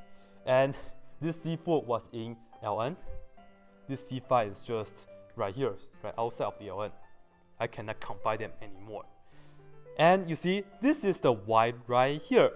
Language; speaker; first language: English; non-native, fluent; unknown